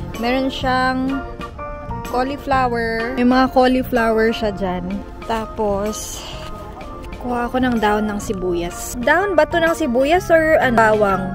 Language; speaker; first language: Filipino; native; Filipino